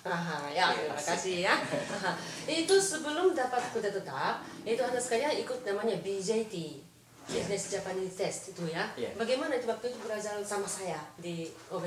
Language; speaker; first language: Indonesian; non-native, fluent; Japanese